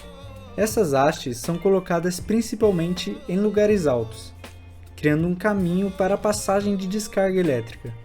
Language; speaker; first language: Portuguese; native; Portuguese